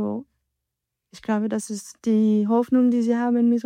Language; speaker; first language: German; non-native, fluent; French